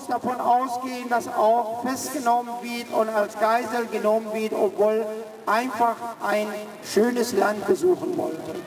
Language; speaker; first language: German; early bilingual, other home language; Persian